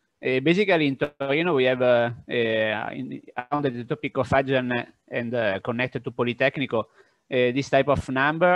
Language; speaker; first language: English; non-native, fluent; Italian